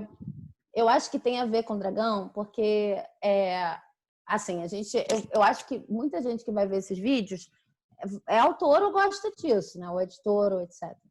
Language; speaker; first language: Portuguese; native; Portuguese